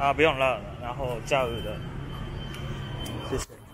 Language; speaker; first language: Chinese; non-native, fluent; Japanese